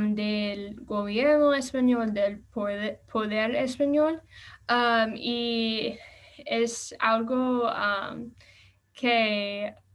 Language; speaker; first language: Spanish; non-native, learner; English